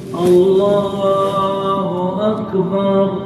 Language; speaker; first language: Arabic; native; Arabic